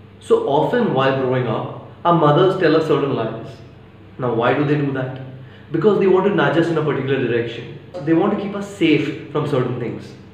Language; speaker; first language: English; non-native, local second language; Maithili